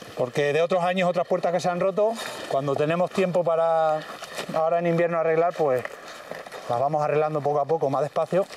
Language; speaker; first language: Spanish; native; Spanish